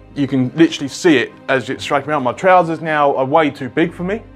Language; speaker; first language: English; native; English